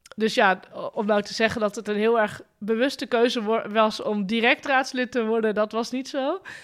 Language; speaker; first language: Dutch; native; Dutch